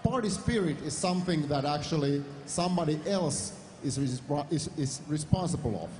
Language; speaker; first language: English; non-native, fluent; Finnish